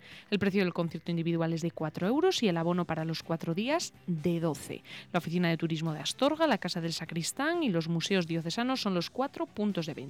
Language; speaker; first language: Spanish; native; Spanish